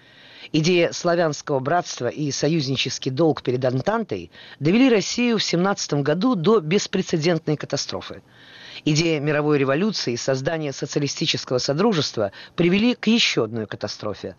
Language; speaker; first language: Russian; native; Russian